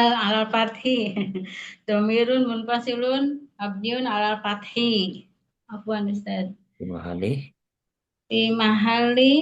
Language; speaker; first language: Arabic; non-native, learner; Indonesian